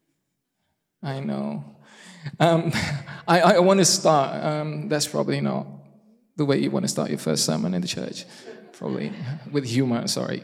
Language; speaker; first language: English; non-native, fluent; Portuguese